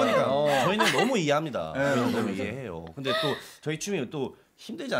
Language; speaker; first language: Korean; native; Korean